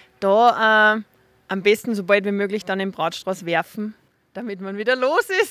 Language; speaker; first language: German; native; German